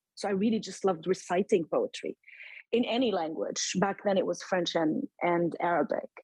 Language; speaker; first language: English; non-native, fluent; Arabic